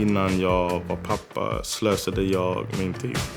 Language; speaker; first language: Swedish; non-native, fluent; English